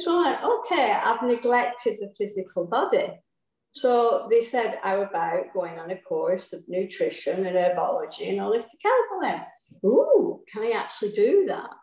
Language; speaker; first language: English; native; English